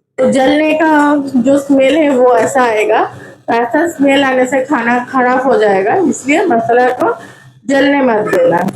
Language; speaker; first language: Hindi; non-native, local second language; Bangla